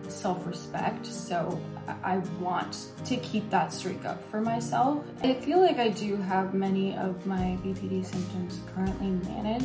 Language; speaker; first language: English; native; English